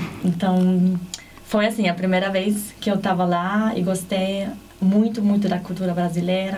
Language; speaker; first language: Portuguese; non-native, fluent; German